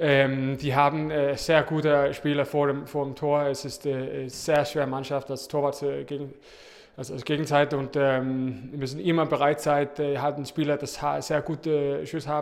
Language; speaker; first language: German; non-native, fluent; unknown